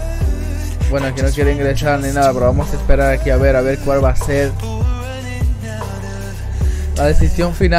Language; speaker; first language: Spanish; native; Spanish